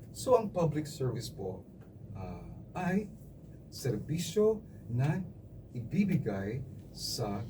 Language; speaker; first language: Filipino; non-native, local second language; Cebuano